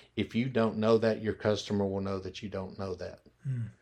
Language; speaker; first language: English; native; English